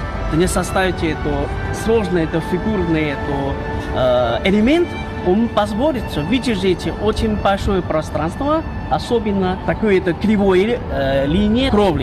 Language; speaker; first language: Russian; non-native, learner; Chinese